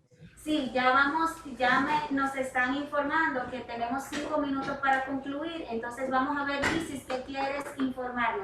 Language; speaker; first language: Spanish; native; Spanish